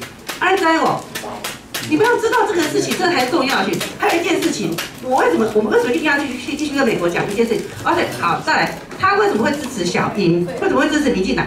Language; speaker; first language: Chinese; non-native, local second language; Min Nan Chinese